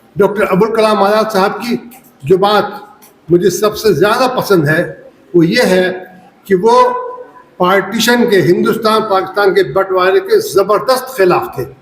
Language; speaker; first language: Urdu; native; Urdu